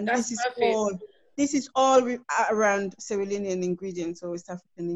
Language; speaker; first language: English; non-native, local second language; Krio